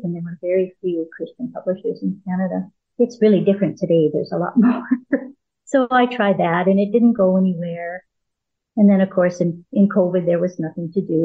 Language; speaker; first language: English; native; English